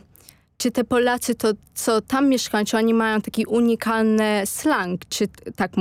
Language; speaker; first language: Polish; early bilingual, heritage; Polish